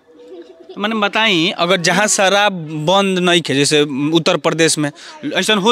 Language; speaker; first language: Hindi; native; Hindi